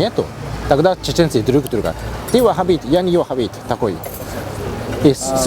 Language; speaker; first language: Russian; non-native, learner; Japanese